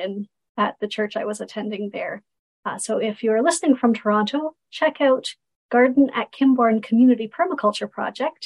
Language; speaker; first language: English; native; English